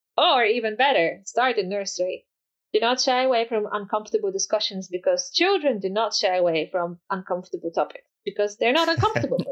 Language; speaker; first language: English; non-native, fluent; Polish